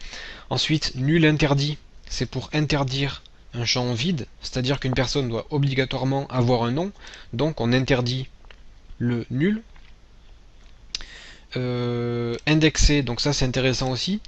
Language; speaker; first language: French; native; French